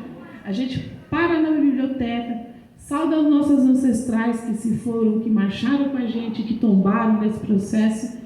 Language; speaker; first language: Portuguese; native; Portuguese